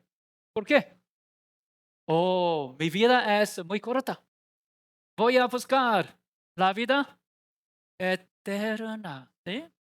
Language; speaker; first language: Spanish; non-native, learner; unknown